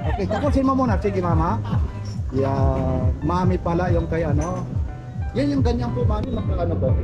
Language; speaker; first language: Filipino; non-native, local second language; Waray